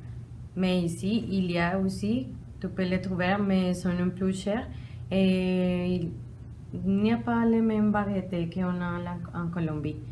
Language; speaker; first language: French; non-native, learner; Spanish